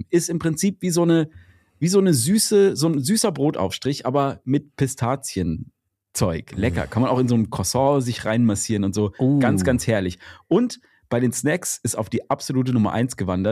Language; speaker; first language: German; native; German